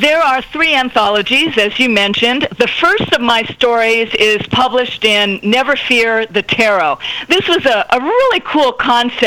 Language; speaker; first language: English; native; English